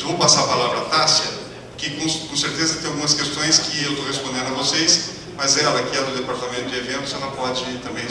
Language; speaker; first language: Portuguese; native; Portuguese